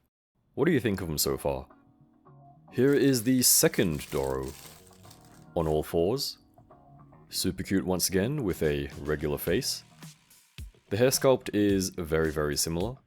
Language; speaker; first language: English; native; English